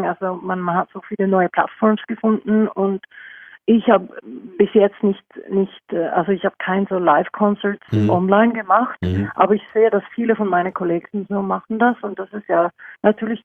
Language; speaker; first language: German; non-native, fluent; Norwegian